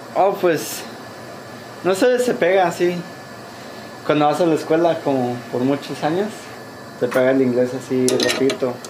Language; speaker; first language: Spanish; early bilingual, heritage; Spanish